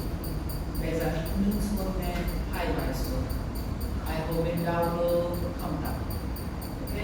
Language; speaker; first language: Vietnamese; non-native, learner; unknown